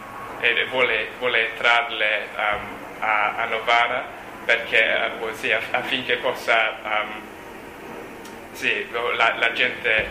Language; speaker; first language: Italian; non-native, learner; English